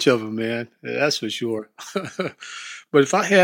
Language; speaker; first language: English; native; English